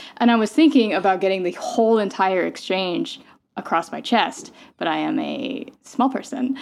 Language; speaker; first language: English; native; English